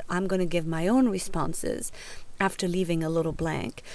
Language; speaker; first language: English; native; English